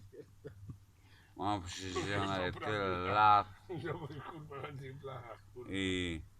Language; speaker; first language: Polish; native; Polish